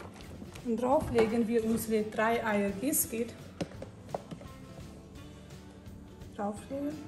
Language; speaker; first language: German; non-native, learner; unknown